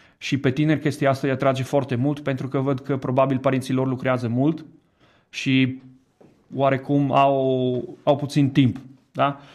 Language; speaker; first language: Romanian; non-native, fluent; Italian